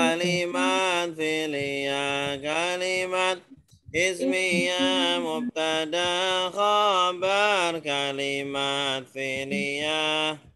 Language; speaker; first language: Arabic; non-native, fluent; Indonesian